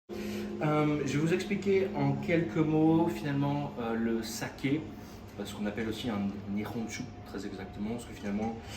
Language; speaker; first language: French; native; French